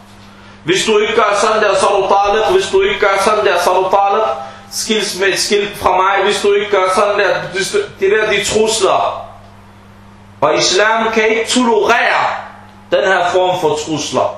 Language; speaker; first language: Danish; early bilingual, other home language; Arabic